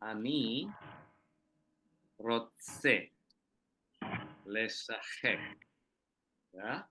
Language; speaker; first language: Hebrew; non-native, fluent; Indonesian